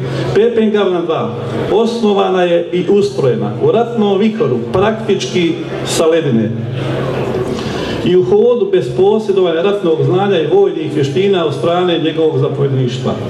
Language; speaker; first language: Croatian; native; Croatian